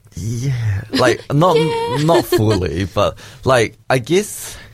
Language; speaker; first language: English; early bilingual, other home language; Chinese